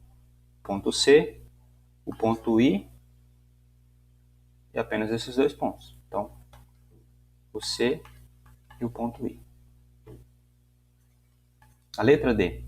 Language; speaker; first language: Portuguese; native; Portuguese